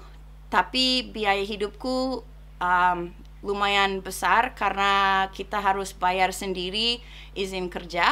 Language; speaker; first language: Indonesian; non-native, fluent; English